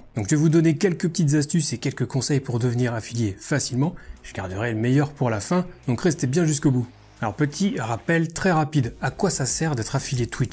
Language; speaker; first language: French; native; French